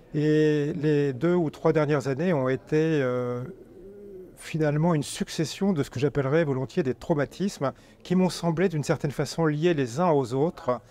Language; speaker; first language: French; native; French